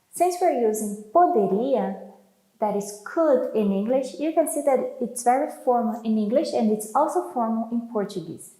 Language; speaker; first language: English; non-native, fluent; Portuguese